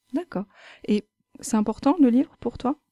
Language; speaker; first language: French; native; French